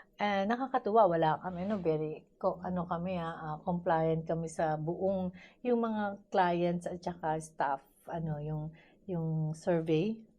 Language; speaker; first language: Filipino; native; Filipino